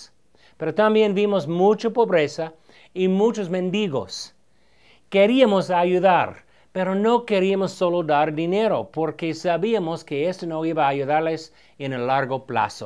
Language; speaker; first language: Spanish; non-native, fluent; English